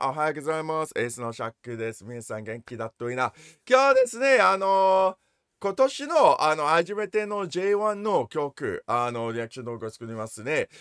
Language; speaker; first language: Japanese; non-native, learner; English